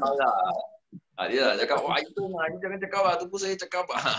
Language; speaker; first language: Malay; non-native, local second language; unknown